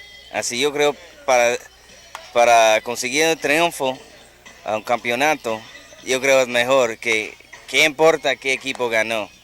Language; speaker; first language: Spanish; non-native, fluent; English